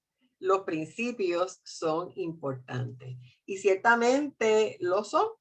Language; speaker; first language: Spanish; native; Spanish